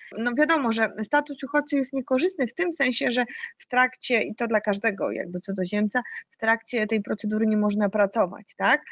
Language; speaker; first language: Polish; native; Polish